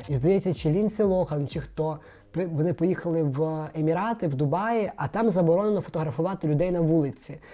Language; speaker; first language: Ukrainian; non-native, local second language; Russian